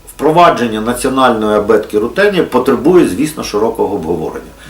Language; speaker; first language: Ukrainian; non-native, local second language; Russian